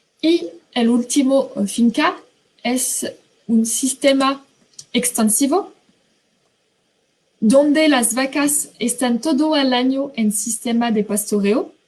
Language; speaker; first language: Spanish; non-native, fluent; French